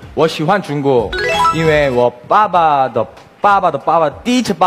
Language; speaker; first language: Chinese; non-native, learner; Korean